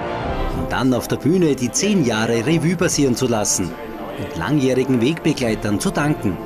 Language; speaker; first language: German; native; German